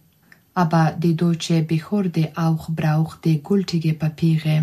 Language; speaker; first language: German; non-native, learner; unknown